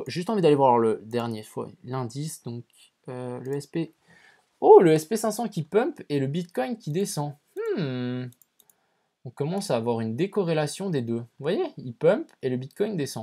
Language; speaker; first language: French; native; French